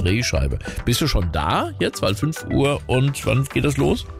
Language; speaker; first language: German; native; German